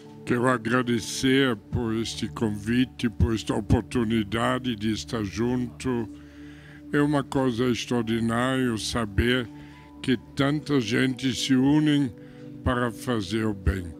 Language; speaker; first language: Portuguese; non-native, fluent; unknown